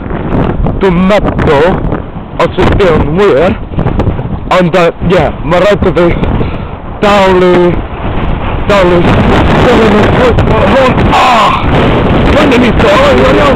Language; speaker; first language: Welsh; non-native, learner; English